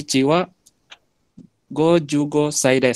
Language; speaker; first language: Japanese; non-native, learner; Malay